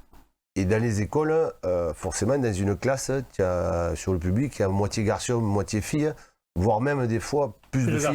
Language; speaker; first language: French; native; French